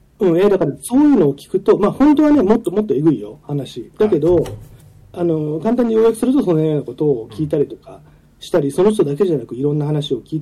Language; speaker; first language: Japanese; native; Japanese